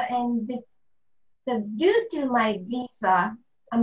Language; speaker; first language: English; non-native, learner; Japanese